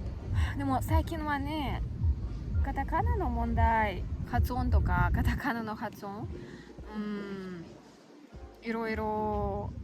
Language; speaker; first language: Japanese; non-native, learner; Russian